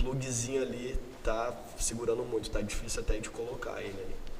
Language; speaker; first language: Portuguese; native; Portuguese